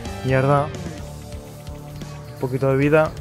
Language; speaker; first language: Spanish; native; Spanish